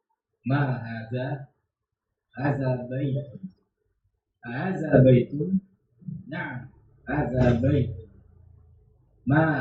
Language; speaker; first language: Arabic; non-native, learner; Indonesian